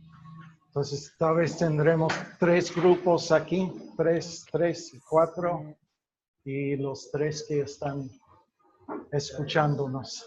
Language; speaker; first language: Spanish; non-native, fluent; English